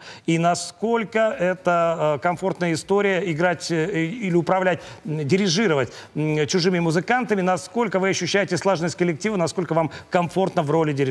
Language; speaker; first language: Russian; native; Russian